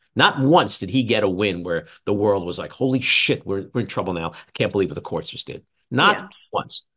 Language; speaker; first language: English; native; English